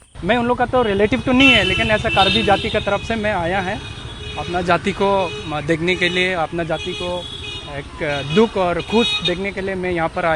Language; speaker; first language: Hindi; non-native, local second language; Karbi